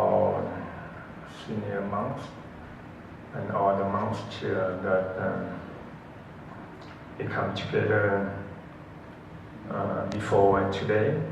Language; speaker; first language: English; non-native, learner; Thai